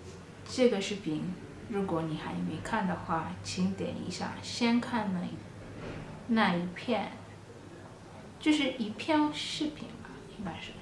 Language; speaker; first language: Chinese; non-native, fluent; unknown